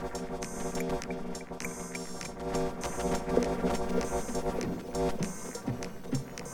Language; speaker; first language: English; native; English